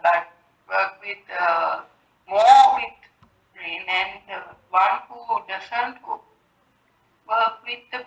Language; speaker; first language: English; non-native, learner; Sinhala